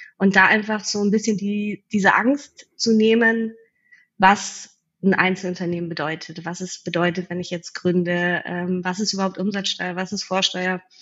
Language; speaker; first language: German; native; German